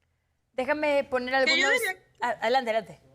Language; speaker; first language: Spanish; native; Spanish